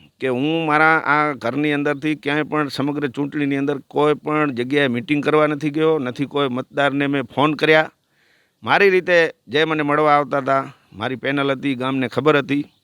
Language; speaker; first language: Gujarati; native; Gujarati